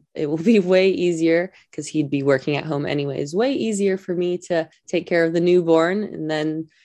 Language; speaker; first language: English; native; English